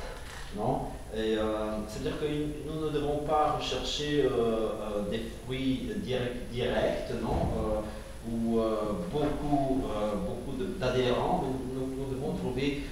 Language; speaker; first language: French; non-native, fluent; Ukrainian